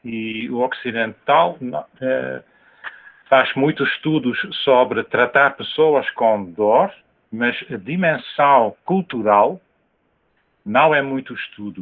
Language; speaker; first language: Portuguese; non-native, fluent; Dutch